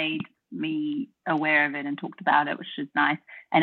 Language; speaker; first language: English; native; English